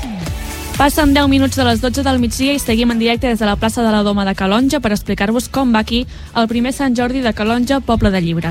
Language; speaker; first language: Catalan; native; Catalan